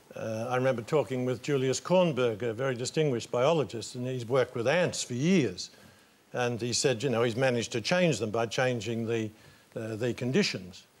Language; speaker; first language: English; native; English